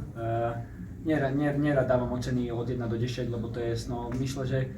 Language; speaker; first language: Polish; non-native, learner; Slovak